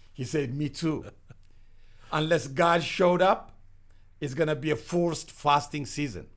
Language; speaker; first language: English; non-native, fluent; Amharic